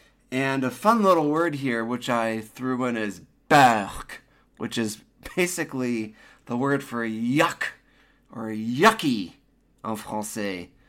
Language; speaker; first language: English; native; English